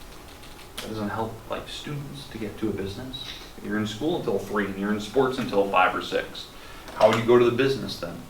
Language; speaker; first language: English; native; English